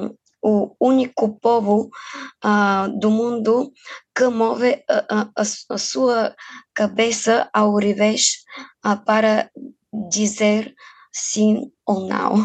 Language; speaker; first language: Portuguese; non-native, fluent; Bulgarian